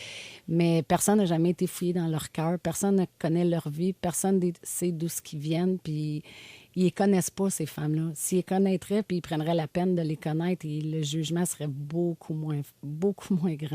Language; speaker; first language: French; native; French